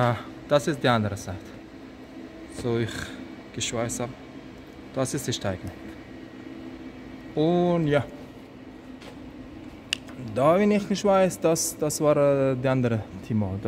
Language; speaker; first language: German; non-native, learner; Persian